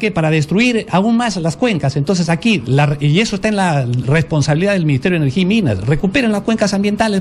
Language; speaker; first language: Spanish; native; Spanish